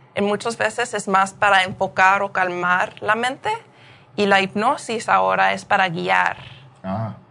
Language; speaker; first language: Spanish; early bilingual, heritage; Spanish